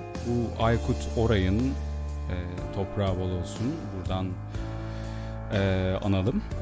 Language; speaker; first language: Turkish; native; Turkish